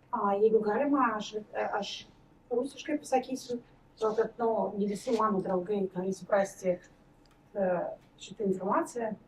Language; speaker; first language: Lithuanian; non-native, learner; Russian